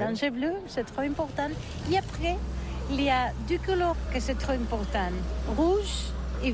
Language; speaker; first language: French; non-native, learner; Catalan